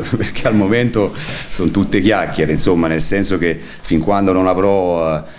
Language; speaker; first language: Italian; native; Italian